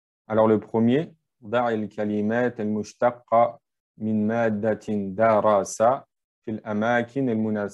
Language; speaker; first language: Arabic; non-native, fluent; French